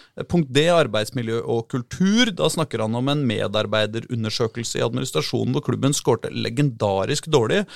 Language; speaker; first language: Norwegian; native; Norwegian